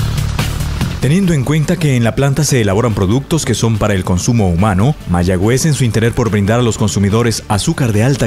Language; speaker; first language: Spanish; native; Spanish